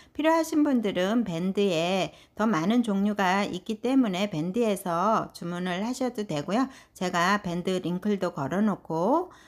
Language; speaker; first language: Korean; native; Korean